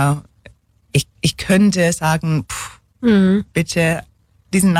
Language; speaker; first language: German; non-native, fluent; English